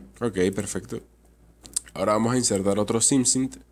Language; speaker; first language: Spanish; native; Spanish